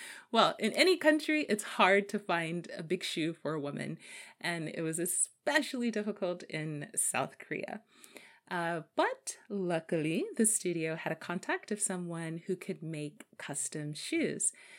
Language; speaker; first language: English; native; English